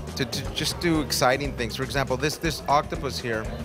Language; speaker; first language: English; native; English